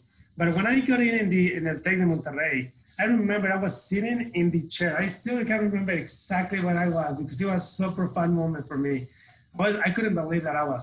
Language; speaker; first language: English; non-native, fluent; Spanish